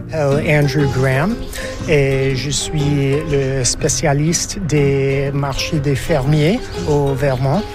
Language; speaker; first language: French; non-native, fluent; English